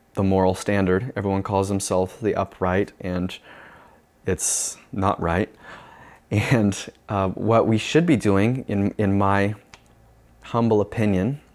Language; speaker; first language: English; native; English